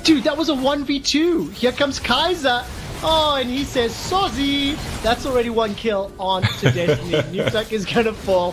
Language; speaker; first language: English; native; English